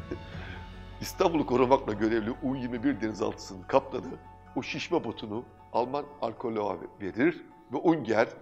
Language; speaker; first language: Turkish; native; Turkish